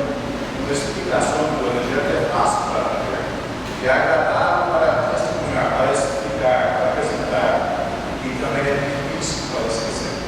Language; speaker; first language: Portuguese; non-native, learner; English